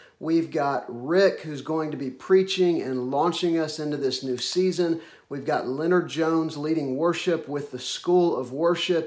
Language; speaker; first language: English; native; English